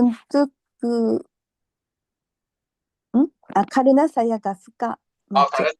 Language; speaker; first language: Indonesian; non-native, learner; Japanese